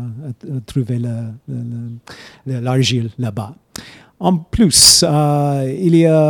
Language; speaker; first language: French; non-native, fluent; English